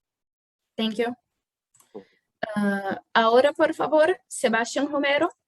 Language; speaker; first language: Spanish; non-native, fluent; Portuguese